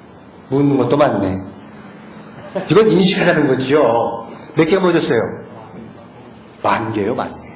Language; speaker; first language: Korean; native; Korean